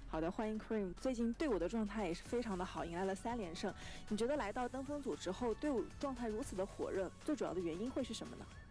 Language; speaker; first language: Chinese; native; Chinese